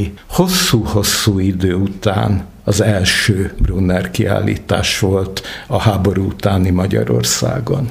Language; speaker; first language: Hungarian; native; Hungarian